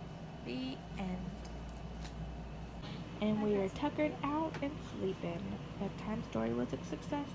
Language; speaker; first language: English; native; English